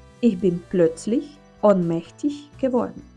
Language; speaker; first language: German; non-native, fluent; Ukrainian